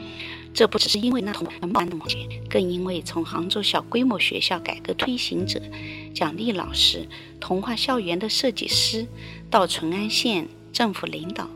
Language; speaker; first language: Chinese; native; Chinese